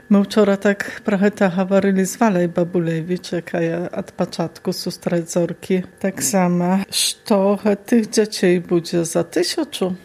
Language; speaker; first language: Belarusian; native; Belarusian